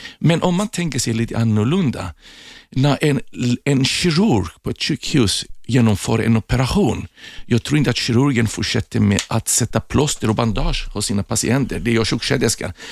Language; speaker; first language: Swedish; non-native, fluent; Greek